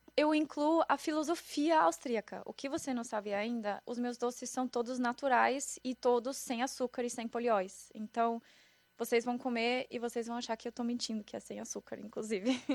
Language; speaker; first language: Portuguese; non-native, fluent; German